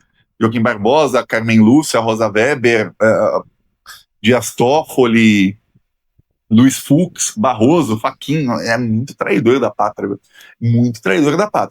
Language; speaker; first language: Portuguese; native; Portuguese